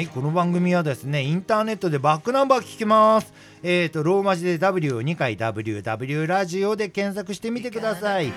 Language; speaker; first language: Japanese; native; Japanese